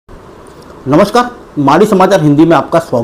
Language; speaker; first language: Hindi; native; Hindi